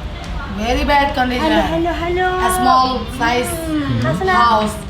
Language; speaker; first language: English; non-native, learner; Rohingya